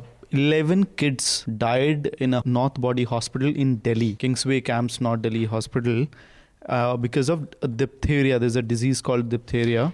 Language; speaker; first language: English; non-native, local second language; Hindi